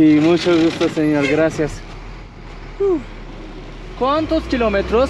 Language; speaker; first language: Spanish; non-native, learner; Turkish